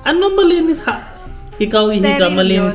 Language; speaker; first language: Filipino; non-native, learner; Hindi